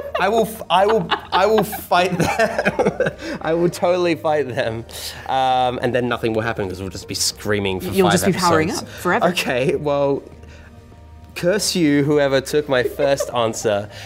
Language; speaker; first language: English; native; English